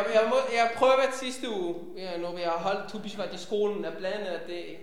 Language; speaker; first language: Danish; non-native, fluent; Hebrew